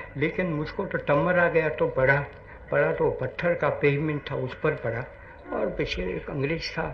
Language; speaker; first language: Hindi; non-native, local second language; Gujarati